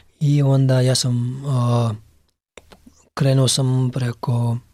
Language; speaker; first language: Serbian; non-native, learner; Pashto